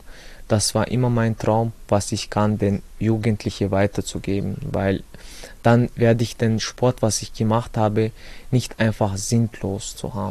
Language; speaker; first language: German; early bilingual, other home language; Chechen